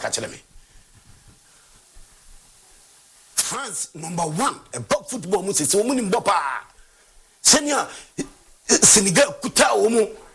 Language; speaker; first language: English; non-native, local second language; Akan